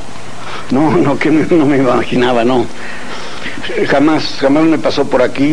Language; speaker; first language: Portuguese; non-native, learner; Spanish